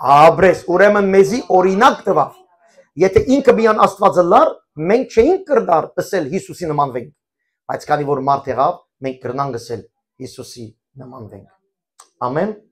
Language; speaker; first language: Armenian; early bilingual, heritage; Armenian